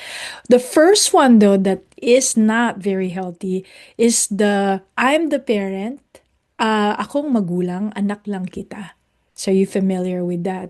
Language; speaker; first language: English; non-native, local second language; Filipino